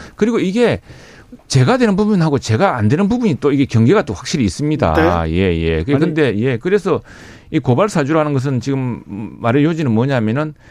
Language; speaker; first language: Korean; native; Korean